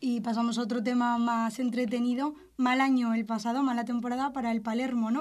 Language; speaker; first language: Spanish; native; Spanish